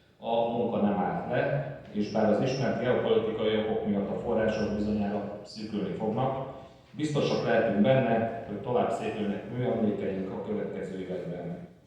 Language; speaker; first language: Hungarian; native; Hungarian